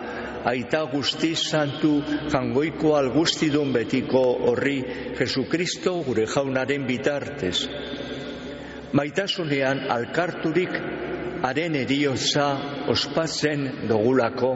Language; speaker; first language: Basque; native; Basque